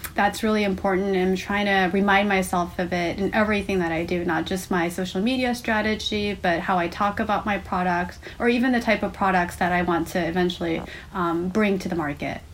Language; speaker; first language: English; non-native, fluent; Korean